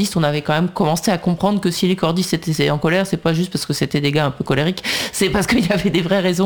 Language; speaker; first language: French; native; French